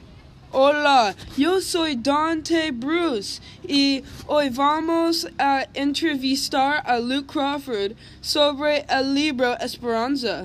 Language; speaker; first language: Spanish; non-native, learner; English